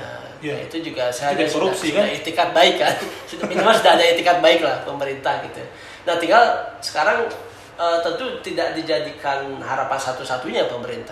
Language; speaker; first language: Indonesian; native; Indonesian